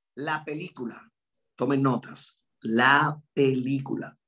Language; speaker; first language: Spanish; native; Spanish